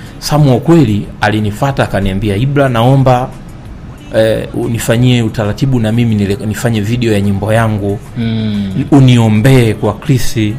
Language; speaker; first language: Swahili; native; Swahili